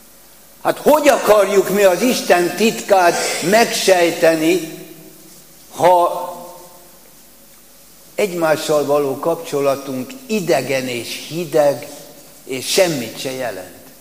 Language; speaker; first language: Hungarian; native; Hungarian